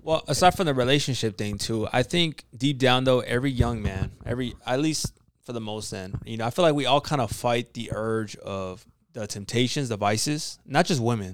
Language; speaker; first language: English; early bilingual, other home language; Spanish